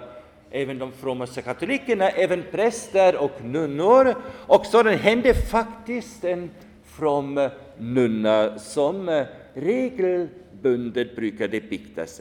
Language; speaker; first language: Swedish; non-native, fluent; German